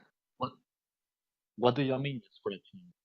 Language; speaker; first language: English; non-native, learner; Catalan